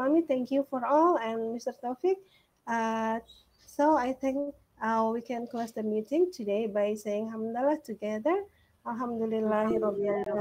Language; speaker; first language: English; non-native, learner; Indonesian